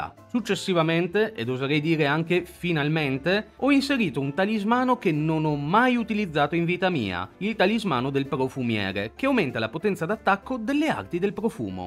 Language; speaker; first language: Italian; native; Italian